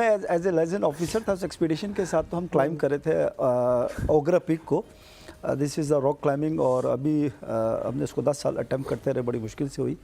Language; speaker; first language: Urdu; non-native, local second language; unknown